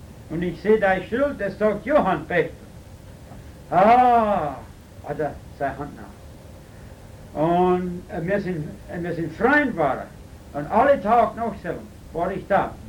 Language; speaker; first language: German; early bilingual, other home language; Pennsylvania German